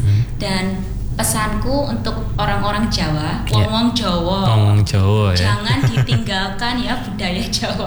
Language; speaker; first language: Indonesian; non-native, fluent; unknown